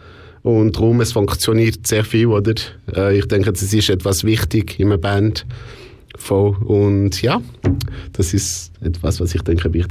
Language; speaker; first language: German; non-native, local second language; French